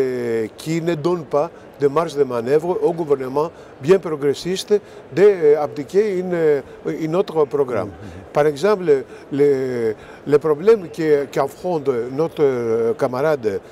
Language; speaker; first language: French; non-native, fluent; Greek